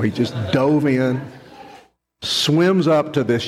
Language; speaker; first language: English; native; English